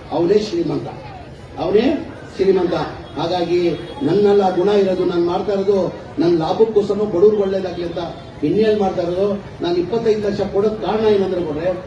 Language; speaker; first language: Kannada; non-native, local second language; Urdu